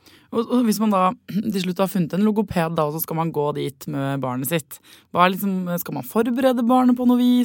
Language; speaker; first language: Norwegian; native; Norwegian